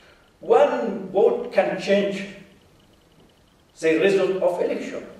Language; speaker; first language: English; non-native, fluent; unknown